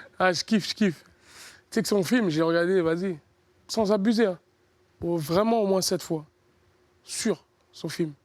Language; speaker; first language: French; early bilingual, other home language; Lingala